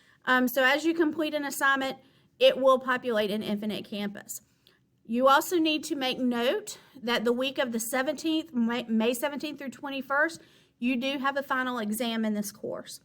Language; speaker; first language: English; native; English